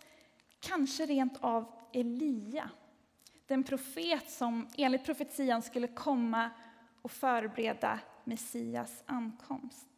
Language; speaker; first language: Swedish; native; Swedish